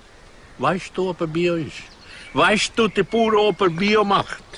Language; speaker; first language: German; non-native, learner; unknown